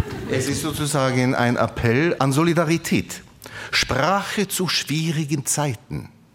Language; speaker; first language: German; non-native, fluent; Norwegian